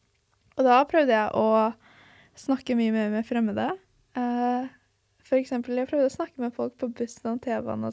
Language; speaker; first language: Norwegian; early bilingual, other home language; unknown